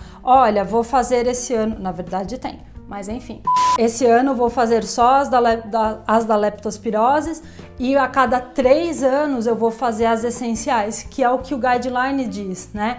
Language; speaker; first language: Portuguese; native; Portuguese